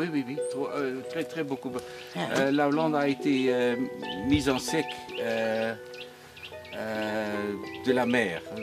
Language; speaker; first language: French; non-native, fluent; Dutch